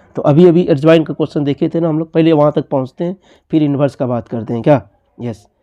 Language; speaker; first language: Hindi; native; Hindi